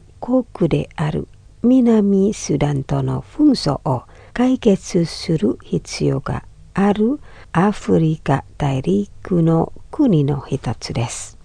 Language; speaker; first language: Japanese; non-native, fluent; Indonesian